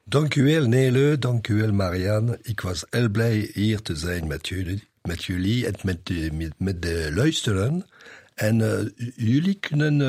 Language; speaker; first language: Dutch; non-native, learner; French